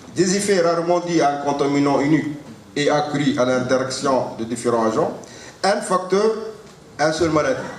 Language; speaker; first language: French; non-native, local second language; Arabic